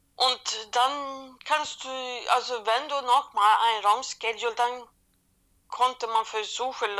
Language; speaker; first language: German; non-native, fluent; Swedish